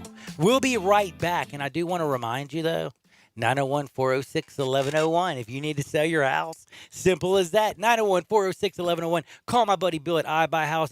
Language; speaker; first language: English; native; English